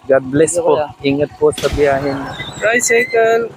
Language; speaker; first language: Filipino; non-native, learner; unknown